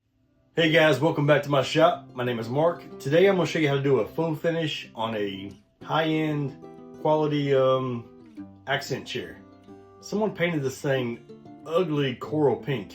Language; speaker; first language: English; native; English